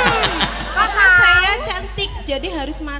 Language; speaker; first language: Indonesian; non-native, local second language; Javanese